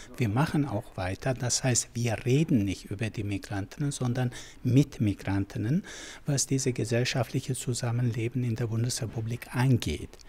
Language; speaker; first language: German; non-native, fluent; Turkish